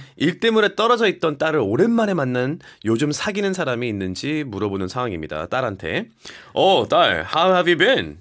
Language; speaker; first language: Korean; early bilingual, heritage; Korean